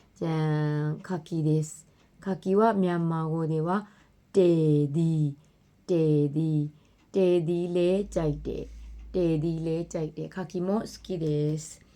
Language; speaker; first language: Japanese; non-native, fluent; Burmese